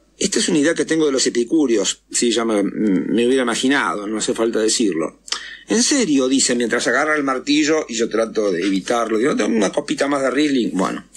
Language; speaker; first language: Spanish; native; Spanish